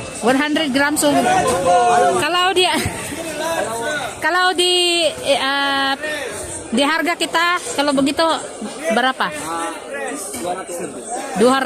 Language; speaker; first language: Indonesian; non-native, learner; Cebuano